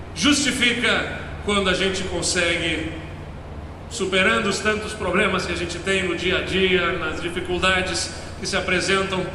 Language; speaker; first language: Portuguese; native; Portuguese